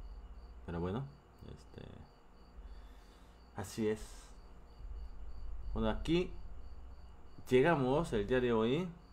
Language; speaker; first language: Spanish; non-native, fluent; Korean